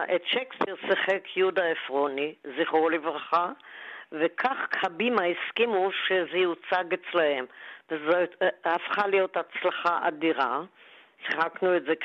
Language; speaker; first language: Hebrew; non-native, local second language; German